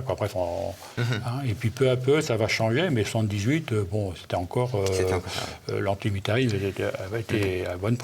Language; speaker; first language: French; native; French